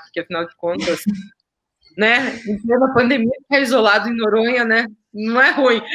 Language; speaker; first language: Portuguese; native; Portuguese